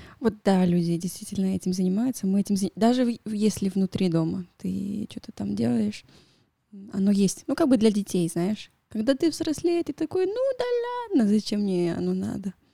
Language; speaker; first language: Russian; non-native, fluent; Spanish